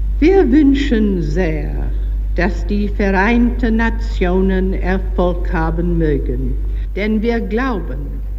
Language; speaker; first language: German; non-native, learner; English